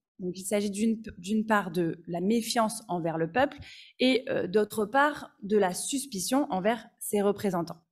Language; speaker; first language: French; native; French